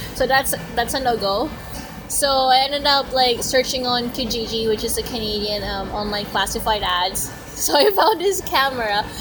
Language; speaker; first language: English; non-native, local second language; Filipino